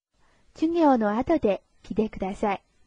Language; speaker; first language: Japanese; non-native, fluent; Chinese